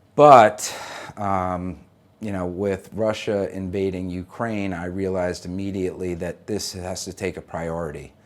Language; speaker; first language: English; native; English